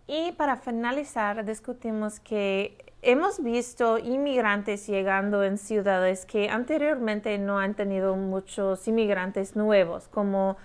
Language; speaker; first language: Spanish; non-native, fluent; English